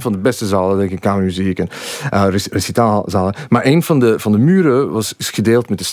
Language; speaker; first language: Dutch; non-native, fluent; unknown